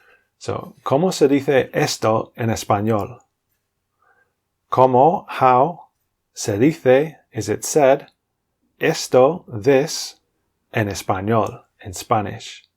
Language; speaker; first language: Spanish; non-native, fluent; English